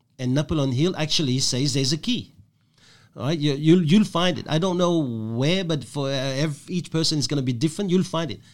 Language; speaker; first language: English; non-native, fluent; French